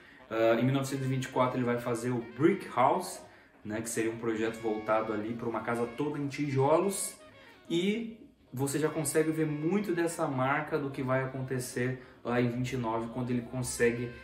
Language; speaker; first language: Portuguese; native; Portuguese